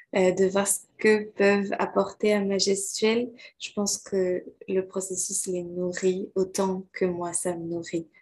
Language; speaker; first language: French; native; French